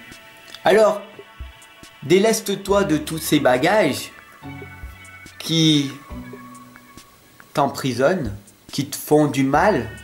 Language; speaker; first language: French; native; French